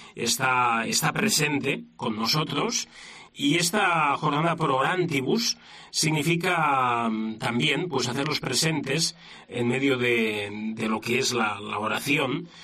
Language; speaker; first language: Spanish; non-native, local second language; Catalan